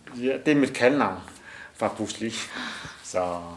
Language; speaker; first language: Danish; non-native, learner; Chinese